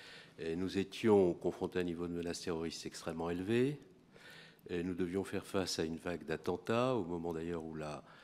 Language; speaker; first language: French; native; French